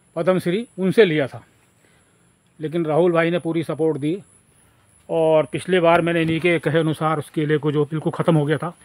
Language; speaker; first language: Hindi; native; Hindi